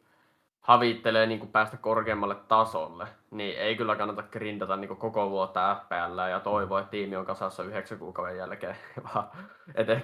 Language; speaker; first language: Finnish; native; Finnish